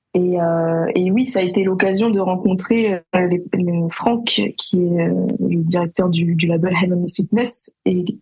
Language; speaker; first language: French; native; French